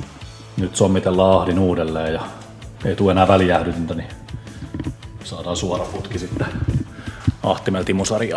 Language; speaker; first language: Finnish; native; Finnish